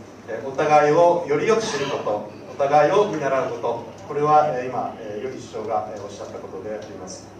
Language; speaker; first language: Japanese; native; Japanese